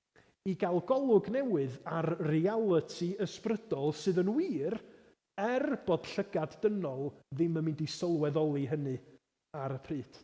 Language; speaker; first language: Welsh; native; Welsh